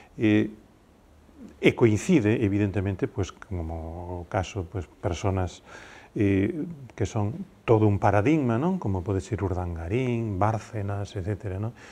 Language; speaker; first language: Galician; non-native, local second language; Spanish